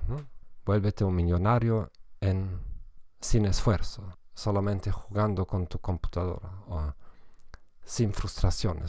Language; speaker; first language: Spanish; non-native, fluent; German